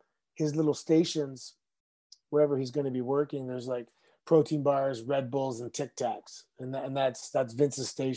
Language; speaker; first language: English; native; English